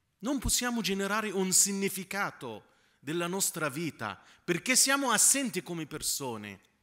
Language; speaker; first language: Italian; non-native, fluent; Arabic